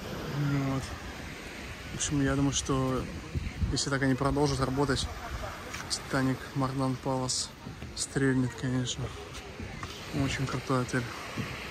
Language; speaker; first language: Russian; native; Russian